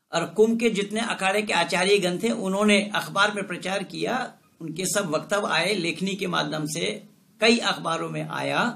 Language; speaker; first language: Hindi; non-native, local second language; Bangla